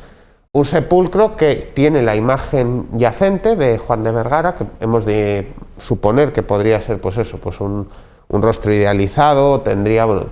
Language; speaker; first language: Spanish; native; Spanish